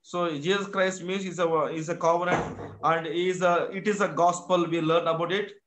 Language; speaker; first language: English; non-native, local second language; Kannada